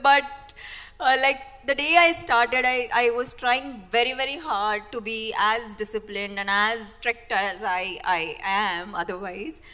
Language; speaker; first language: English; non-native, local second language; Marathi